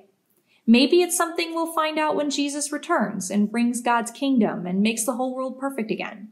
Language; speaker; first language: English; native; English